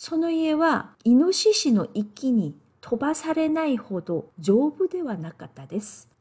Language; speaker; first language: Japanese; non-native, fluent; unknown